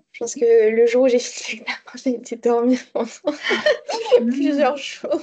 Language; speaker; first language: French; native; French